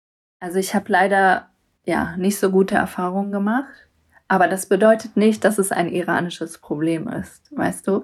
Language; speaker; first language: German; early bilingual, other home language; Persian